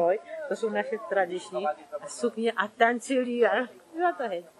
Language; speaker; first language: Czech; early bilingual, other home language; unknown